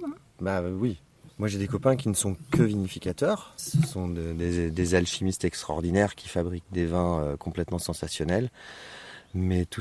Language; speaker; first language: French; native; French